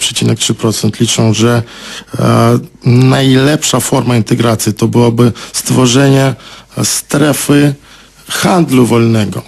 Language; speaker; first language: Polish; non-native, fluent; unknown